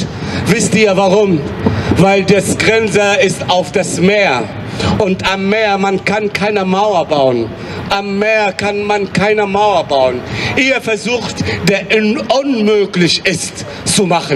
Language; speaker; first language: German; non-native, fluent; Arabic